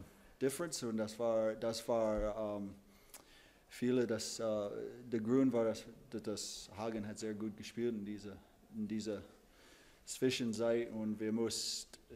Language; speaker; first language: German; non-native, learner; English